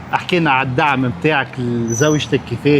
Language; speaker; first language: Arabic; native; Arabic